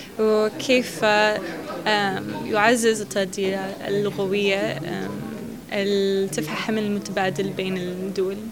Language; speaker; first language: Arabic; non-native, learner; English